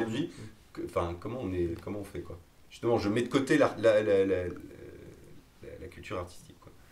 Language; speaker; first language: French; native; French